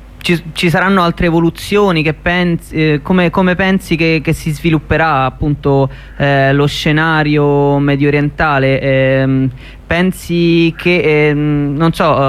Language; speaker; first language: Italian; native; Italian